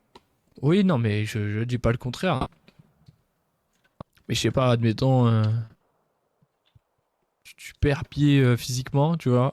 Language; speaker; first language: French; native; French